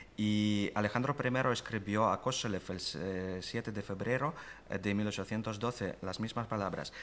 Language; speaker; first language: Spanish; non-native, fluent; Russian